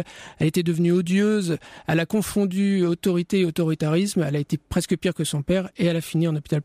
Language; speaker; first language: French; native; French